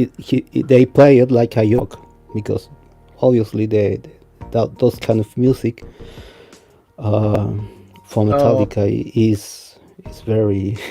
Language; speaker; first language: English; non-native, fluent; Spanish